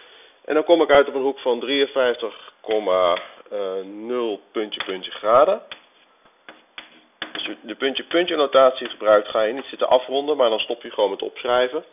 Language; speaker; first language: Dutch; native; Dutch